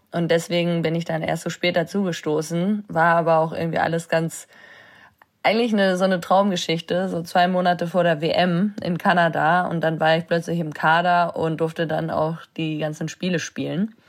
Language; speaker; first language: German; native; German